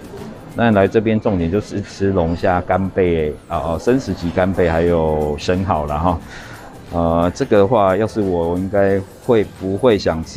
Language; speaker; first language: Chinese; native; Chinese